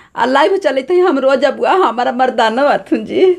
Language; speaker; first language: Hindi; native; Hindi